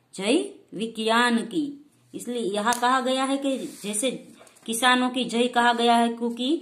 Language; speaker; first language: Hindi; non-native, local second language; Gujarati